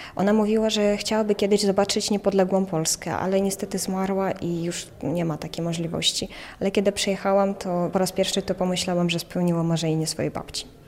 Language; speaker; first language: Polish; non-native, fluent; Russian